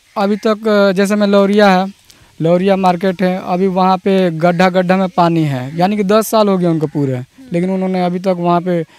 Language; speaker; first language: Hindi; native; Hindi